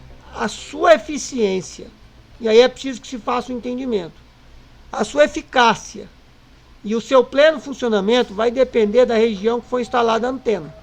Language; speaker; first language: Portuguese; native; Portuguese